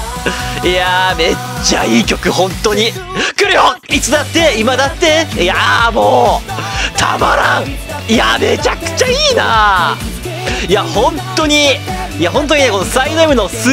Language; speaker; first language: Japanese; native; Japanese